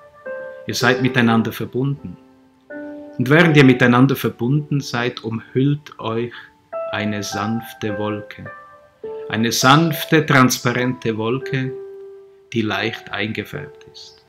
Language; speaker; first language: German; native; German